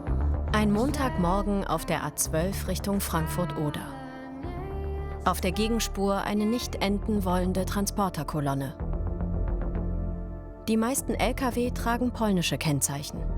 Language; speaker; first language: German; native; German